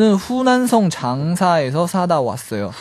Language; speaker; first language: Korean; non-native, learner; Chinese